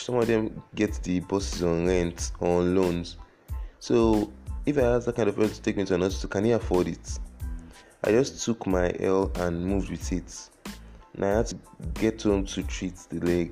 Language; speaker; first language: English; non-native, local second language; Yoruba